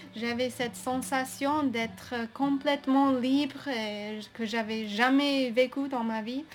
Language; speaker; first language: French; non-native, fluent; English